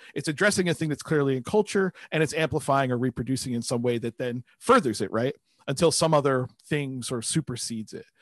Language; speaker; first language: English; native; English